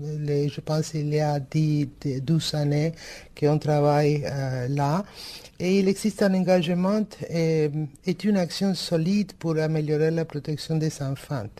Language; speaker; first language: French; non-native, fluent; Spanish